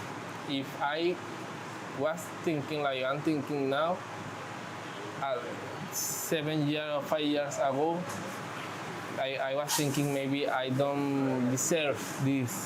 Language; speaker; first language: English; non-native, learner; Spanish